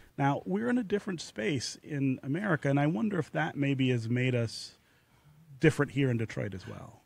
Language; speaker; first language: English; native; English